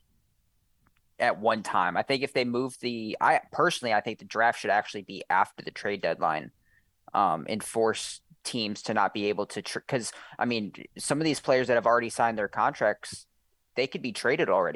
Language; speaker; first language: English; native; English